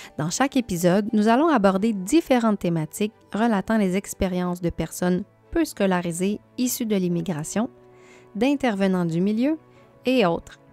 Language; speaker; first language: French; native; French